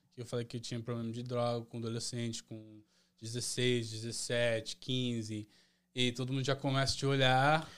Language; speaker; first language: Portuguese; early bilingual, heritage; Portuguese